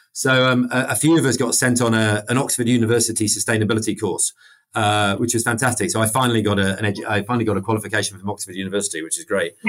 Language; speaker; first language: English; native; English